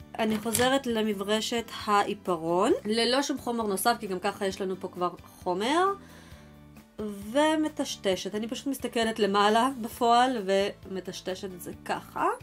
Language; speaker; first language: Hebrew; early bilingual, other home language; Russian